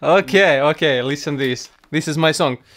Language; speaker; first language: English; non-native, learner; Russian